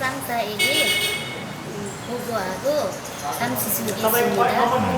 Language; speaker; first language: Korean; non-native, learner; Nepali